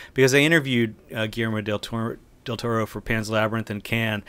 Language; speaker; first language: English; native; English